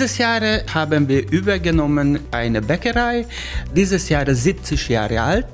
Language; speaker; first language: German; non-native, learner; Hungarian